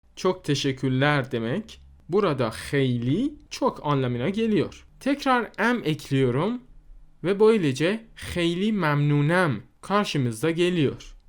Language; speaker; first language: Turkish; non-native, fluent; Persian